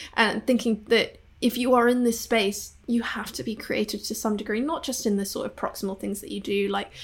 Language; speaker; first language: English; non-native, local second language; Cantonese